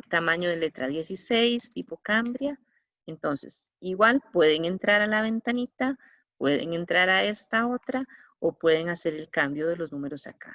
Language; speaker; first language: Spanish; native; Spanish